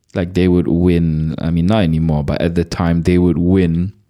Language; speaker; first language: English; non-native, local second language; Malay